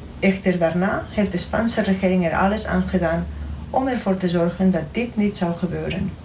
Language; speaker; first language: Dutch; non-native, fluent; Catalan